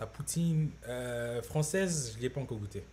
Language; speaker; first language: French; native; French